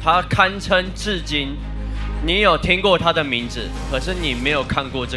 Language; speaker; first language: Chinese; native; Chinese